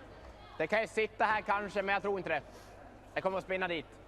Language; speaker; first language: Swedish; native; Swedish